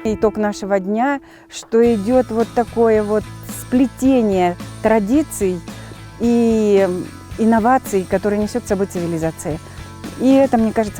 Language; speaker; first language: Russian; native; Russian